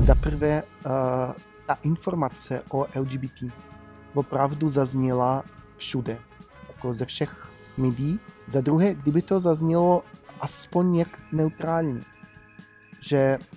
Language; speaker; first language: Czech; non-native, fluent; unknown